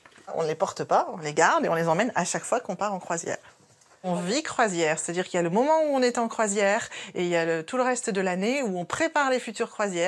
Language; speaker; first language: French; native; French